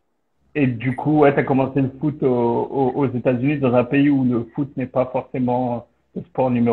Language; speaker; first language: French; native; French